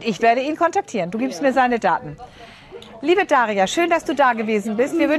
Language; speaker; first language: German; native; German